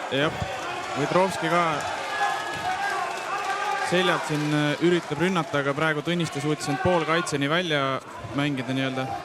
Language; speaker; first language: Estonian; native; Estonian